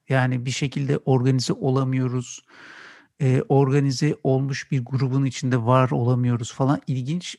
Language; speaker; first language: Turkish; native; Turkish